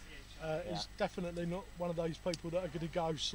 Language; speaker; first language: English; native; English